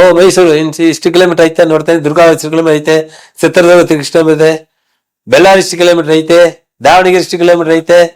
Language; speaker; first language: Kannada; non-native, local second language; Tamil